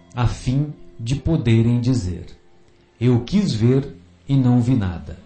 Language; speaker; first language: Portuguese; native; Portuguese